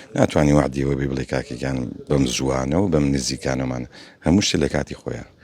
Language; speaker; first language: Central Kurdish; non-native, local second language; Gurani